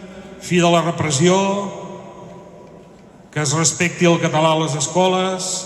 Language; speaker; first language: Catalan; native; Catalan